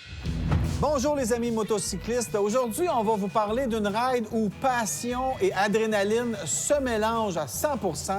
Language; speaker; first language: French; native; French